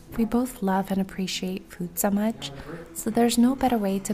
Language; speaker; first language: English; native; English